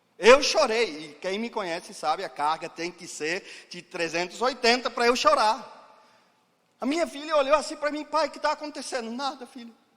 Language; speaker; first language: Portuguese; non-native, fluent; German